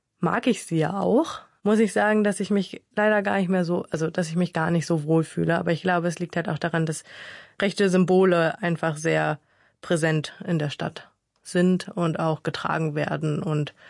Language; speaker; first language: German; early bilingual, other home language; Vietnamese